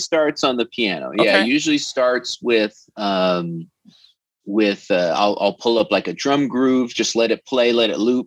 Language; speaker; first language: English; native; English